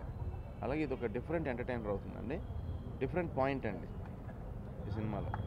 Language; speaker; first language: Telugu; native; Telugu